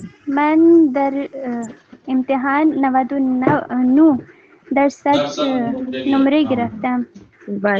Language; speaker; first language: Persian; non-native, learner; Urdu